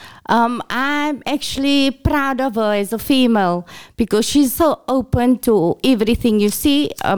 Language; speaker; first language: English; non-native, local second language; Afrikaans